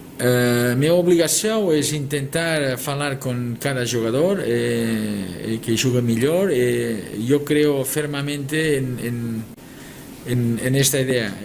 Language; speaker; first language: Portuguese; non-native, learner; Catalan